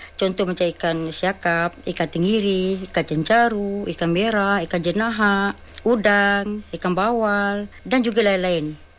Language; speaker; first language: Malay; non-native, local second language; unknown